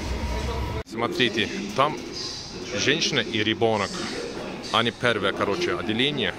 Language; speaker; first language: Russian; non-native, learner; Turkish